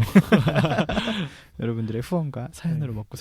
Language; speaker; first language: Korean; native; Korean